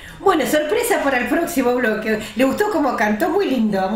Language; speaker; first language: Spanish; early bilingual, heritage; Russian